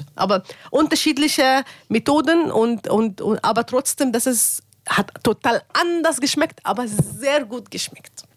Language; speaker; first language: German; non-native, learner; Arabic